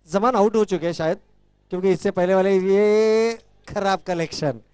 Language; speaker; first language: Hindi; non-native, local second language; Marathi